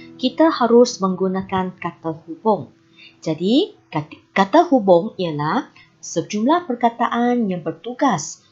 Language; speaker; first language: Malay; non-native, local second language; Chinese